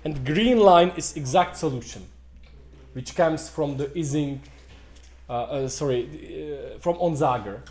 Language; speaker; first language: English; non-native, fluent; Czech